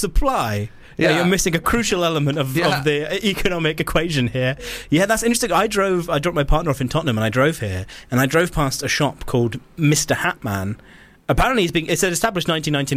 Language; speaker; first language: English; native; English